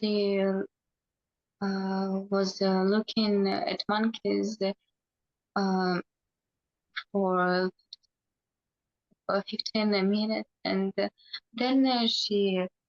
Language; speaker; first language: English; non-native, learner; Russian